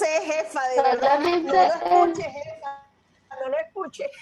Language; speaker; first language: Spanish; native; Spanish